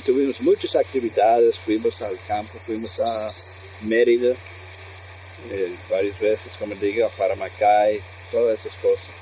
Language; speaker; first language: Spanish; non-native, fluent; English